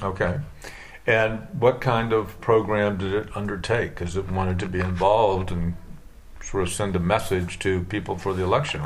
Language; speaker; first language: English; native; English